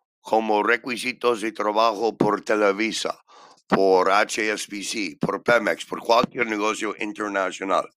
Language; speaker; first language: Spanish; non-native, learner; English